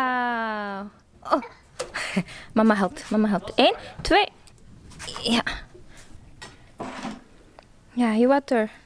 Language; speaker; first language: Dutch; non-native, learner; Filipino